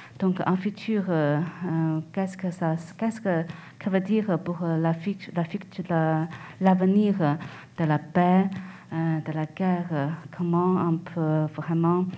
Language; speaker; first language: French; non-native, learner; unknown